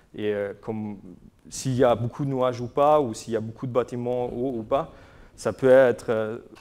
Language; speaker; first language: French; non-native, fluent; German